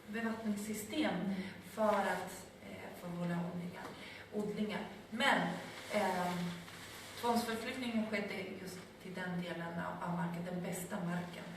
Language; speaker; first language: Swedish; non-native, fluent; Spanish